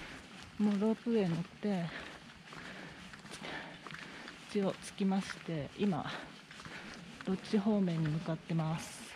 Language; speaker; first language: Japanese; native; Japanese